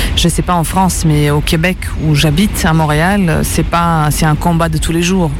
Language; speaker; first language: French; early bilingual, other home language; Serbian